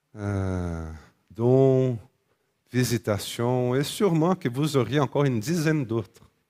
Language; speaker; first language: French; non-native, fluent; Portuguese